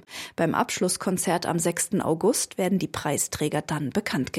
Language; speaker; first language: German; native; German